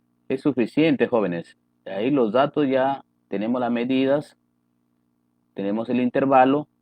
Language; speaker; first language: Spanish; native; Spanish